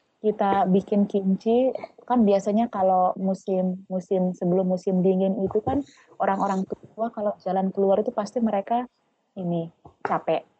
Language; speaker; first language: Indonesian; non-native, local second language; Tetum